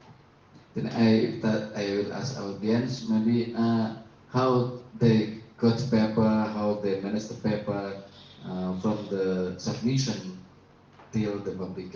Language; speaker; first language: English; non-native, learner; Indonesian